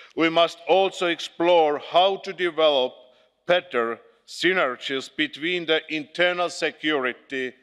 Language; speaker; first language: English; non-native, fluent; Estonian